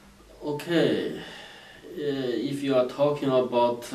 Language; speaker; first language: English; non-native, learner; Chinese